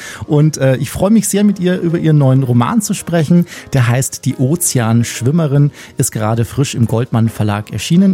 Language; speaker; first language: German; native; German